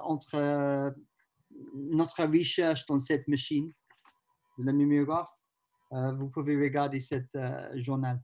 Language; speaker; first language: French; non-native, learner; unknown